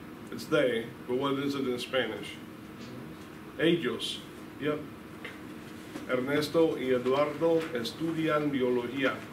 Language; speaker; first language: English; native; English